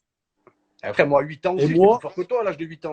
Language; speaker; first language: French; native; French